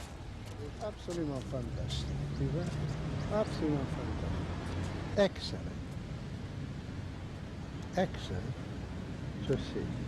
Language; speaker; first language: French; non-native, learner; Hungarian